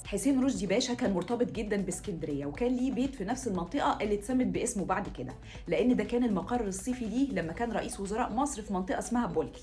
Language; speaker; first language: Arabic; native; Arabic